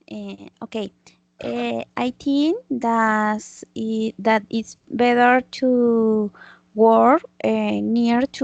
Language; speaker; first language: English; non-native, learner; Spanish